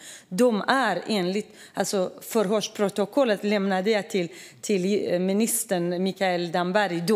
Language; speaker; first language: Swedish; non-native, fluent; Kurdish